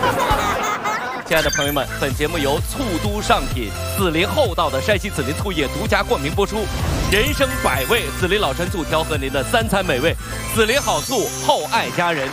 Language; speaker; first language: Chinese; native; Chinese